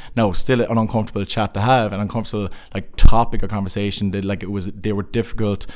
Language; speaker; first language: English; native; English